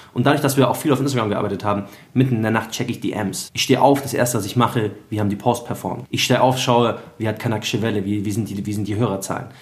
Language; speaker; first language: German; early bilingual, other home language; Arabic